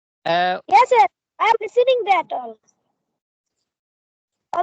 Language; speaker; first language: English; non-native, learner; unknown